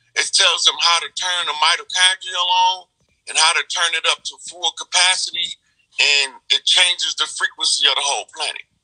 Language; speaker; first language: English; native; English